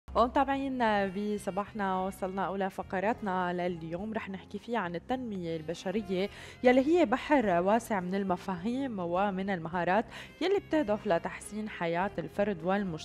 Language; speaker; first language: Arabic; native; Arabic